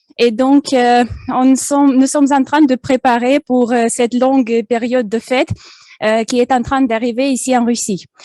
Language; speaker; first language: French; non-native, fluent; Russian